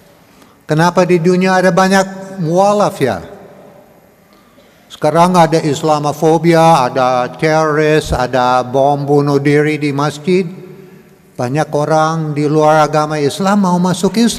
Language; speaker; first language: Indonesian; non-native, learner; English